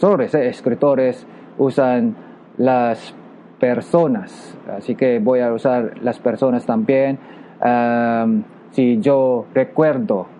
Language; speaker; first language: Spanish; non-native, local second language; Filipino